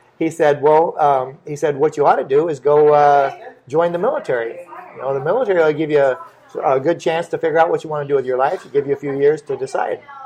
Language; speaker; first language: English; native; English